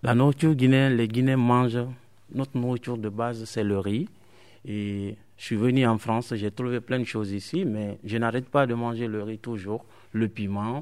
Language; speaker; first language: French; non-native, local second language; Mandingo